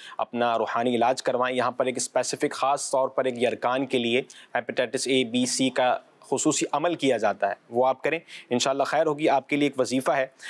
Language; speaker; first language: Urdu; non-native, local second language; Punjabi